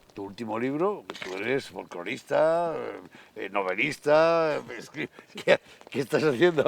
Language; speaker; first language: Spanish; native; Spanish